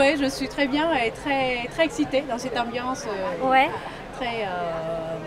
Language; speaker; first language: French; non-native, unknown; Vietnamese